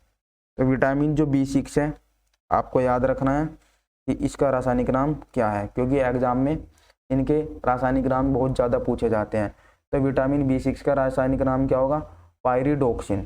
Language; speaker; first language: Hindi; native; Hindi